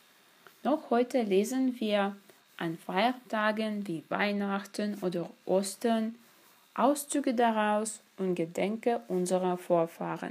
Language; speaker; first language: German; non-native, fluent; Russian